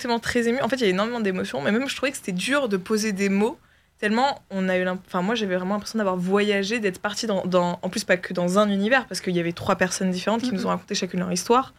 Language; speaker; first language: French; native; French